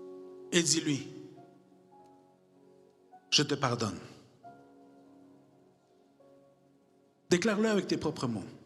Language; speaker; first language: French; non-native, fluent; Spanish